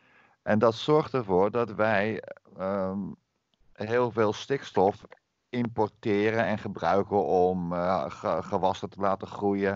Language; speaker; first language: Dutch; native; Dutch